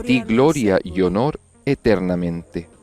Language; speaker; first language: Spanish; native; Spanish